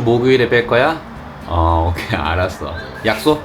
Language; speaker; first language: Korean; native; Korean